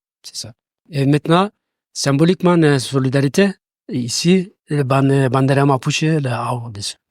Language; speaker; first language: French; non-native, learner; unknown